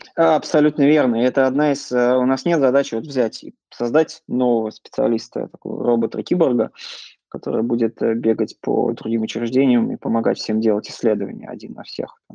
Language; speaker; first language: Russian; native; Russian